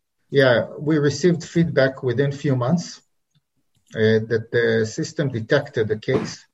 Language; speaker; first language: English; non-native, fluent; Hebrew